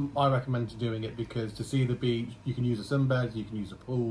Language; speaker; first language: English; native; English